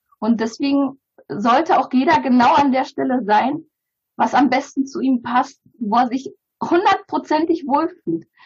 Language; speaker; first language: German; early bilingual, other home language; Bulgarian